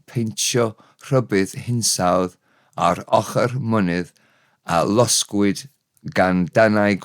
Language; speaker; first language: Welsh; non-native, learner; English